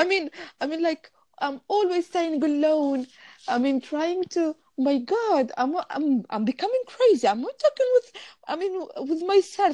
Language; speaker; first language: English; non-native, fluent; Arabic